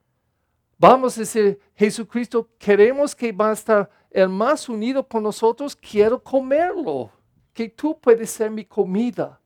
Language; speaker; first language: Spanish; non-native, fluent; English